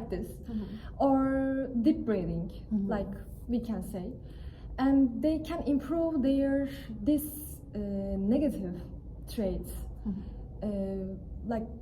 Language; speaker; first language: English; non-native, fluent; Turkish